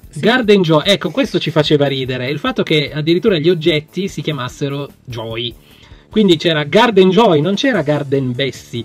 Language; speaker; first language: Italian; native; Italian